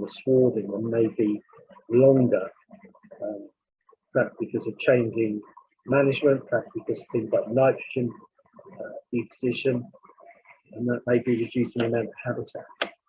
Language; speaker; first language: English; native; English